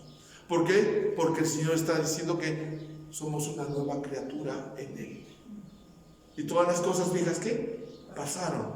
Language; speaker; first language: Spanish; native; Spanish